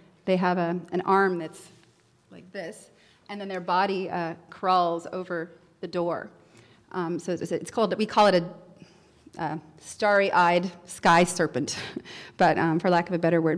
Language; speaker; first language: English; native; English